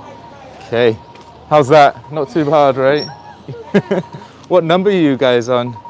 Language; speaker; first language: English; native; English